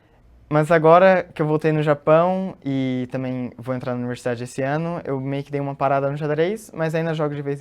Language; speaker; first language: Portuguese; early bilingual, heritage; Portuguese